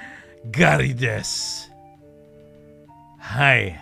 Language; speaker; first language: Japanese; non-native, learner; English